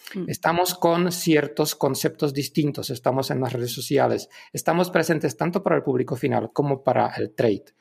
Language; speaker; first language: Spanish; non-native, fluent; Czech